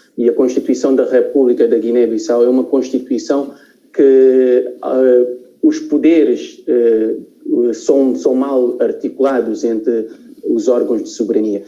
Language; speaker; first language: Portuguese; non-native, local second language; Upper Guinea Crioulo